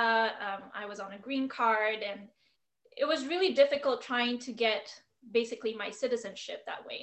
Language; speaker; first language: English; non-native, local second language; Filipino